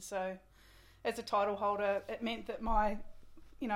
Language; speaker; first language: English; native; English